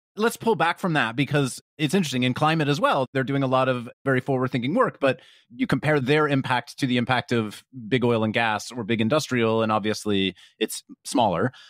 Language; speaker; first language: English; native; English